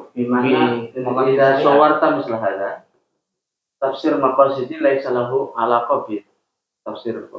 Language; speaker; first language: Arabic; non-native, fluent; Indonesian